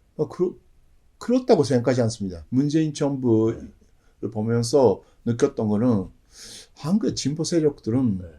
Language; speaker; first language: Korean; non-native, fluent; Japanese